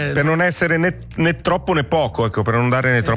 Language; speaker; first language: Italian; native; Italian